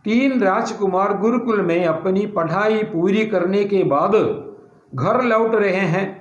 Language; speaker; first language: Hindi; non-native, local second language; Malayalam